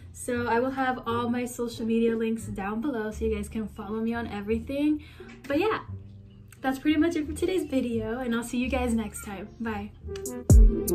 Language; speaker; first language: English; early bilingual, other home language; Spanish